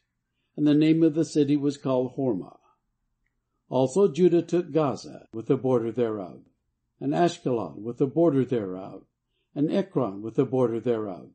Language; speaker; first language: English; native; English